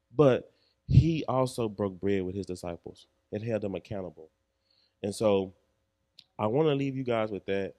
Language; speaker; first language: English; native; English